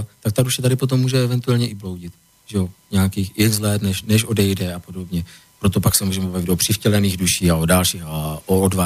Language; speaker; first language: Czech; native; Czech